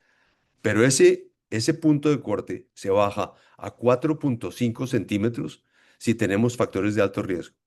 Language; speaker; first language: Spanish; native; Spanish